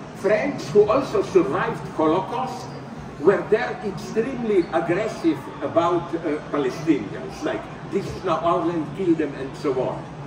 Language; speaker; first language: English; non-native, fluent; Slovenian